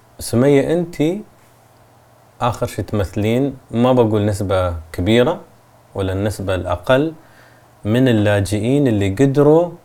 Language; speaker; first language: Arabic; native; Arabic